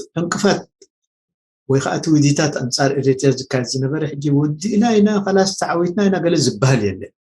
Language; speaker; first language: Tigrinya; native; Tigrinya